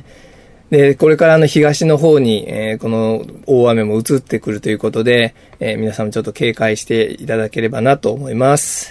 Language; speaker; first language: Japanese; native; Japanese